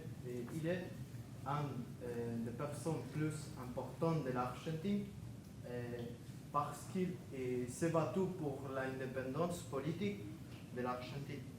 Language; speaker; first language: French; non-native, learner; Spanish